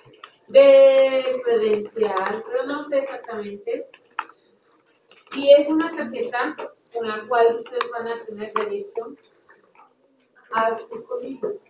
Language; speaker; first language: Spanish; native; Spanish